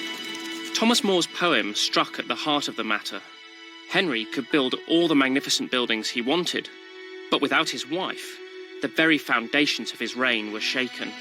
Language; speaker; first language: English; native; English